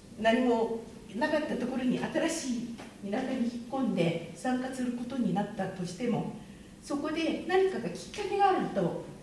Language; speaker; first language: Japanese; native; Japanese